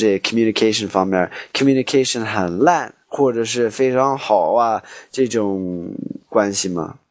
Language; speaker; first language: Chinese; non-native, fluent; English